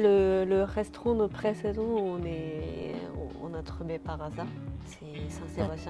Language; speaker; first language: French; non-native, learner; Japanese